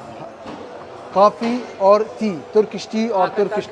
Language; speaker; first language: English; non-native, learner; Turkish